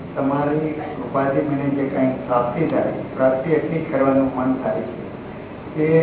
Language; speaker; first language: Gujarati; early bilingual, heritage; Gujarati